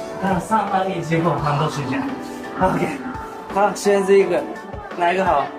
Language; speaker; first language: Chinese; non-native, learner; Japanese